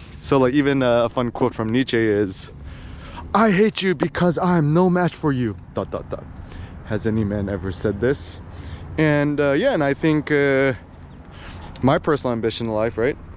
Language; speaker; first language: English; early bilingual, other home language; Korean